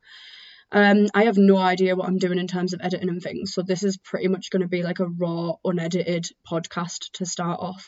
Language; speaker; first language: English; native; English